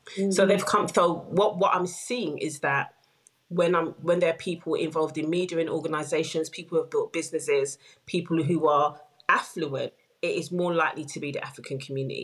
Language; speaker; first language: English; native; English